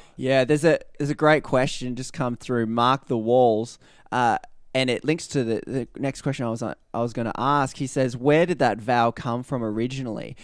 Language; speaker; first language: English; native; English